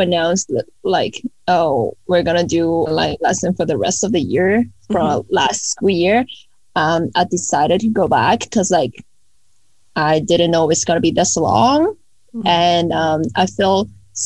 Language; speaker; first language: English; non-native, local second language; Cantonese